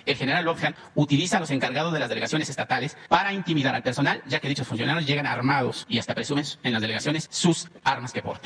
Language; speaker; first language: Spanish; native; Spanish